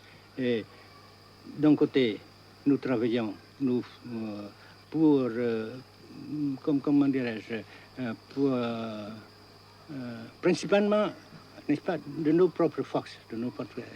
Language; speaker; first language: French; non-native, fluent; Vietnamese